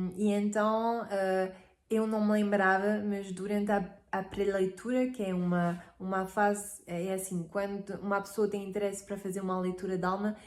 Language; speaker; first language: Portuguese; non-native, fluent; French